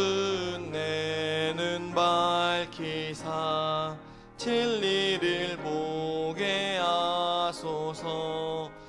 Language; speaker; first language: Korean; native; Korean